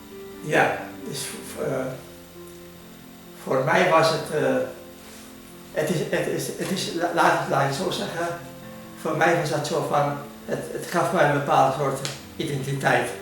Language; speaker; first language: Dutch; non-native, fluent; Hungarian